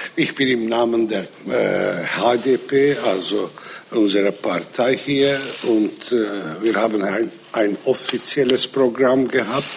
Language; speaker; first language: German; non-native, fluent; Arabic